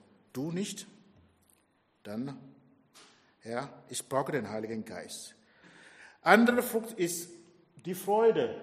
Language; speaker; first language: German; non-native, fluent; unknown